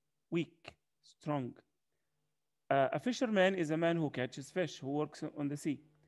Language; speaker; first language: English; non-native, fluent; Arabic